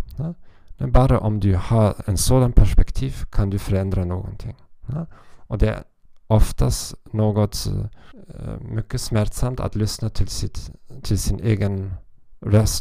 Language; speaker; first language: Swedish; non-native, learner; German